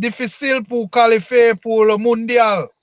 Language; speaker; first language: French; non-native, learner; English